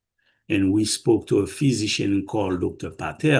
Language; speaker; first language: English; non-native, fluent; Haitian Creole